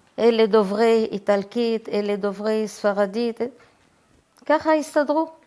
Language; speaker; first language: Hebrew; early bilingual, heritage; Hebrew